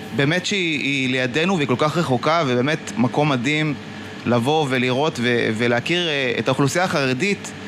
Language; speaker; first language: Hebrew; native; Hebrew